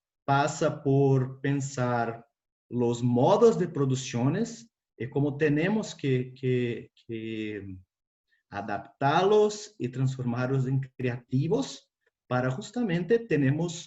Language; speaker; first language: Spanish; non-native, fluent; Portuguese